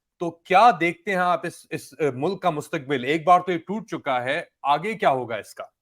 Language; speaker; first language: Urdu; native; Urdu